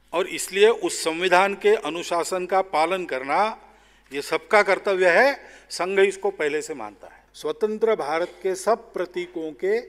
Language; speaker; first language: Hindi; non-native, local second language; Marathi